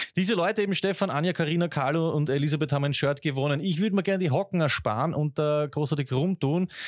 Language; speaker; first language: German; native; German